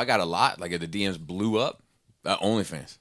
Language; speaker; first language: English; native; English